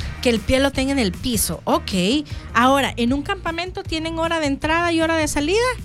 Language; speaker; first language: Spanish; native; Spanish